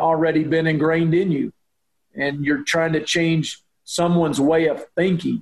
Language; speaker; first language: English; native; English